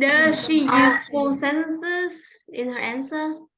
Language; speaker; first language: English; non-native, fluent; Vietnamese